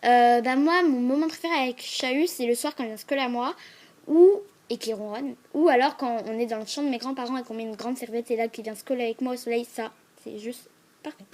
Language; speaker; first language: French; native; French